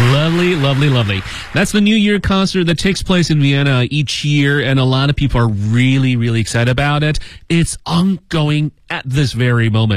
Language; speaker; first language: English; native; English